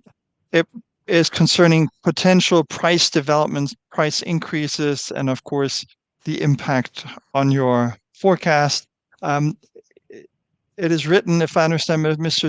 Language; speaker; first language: English; non-native, fluent; German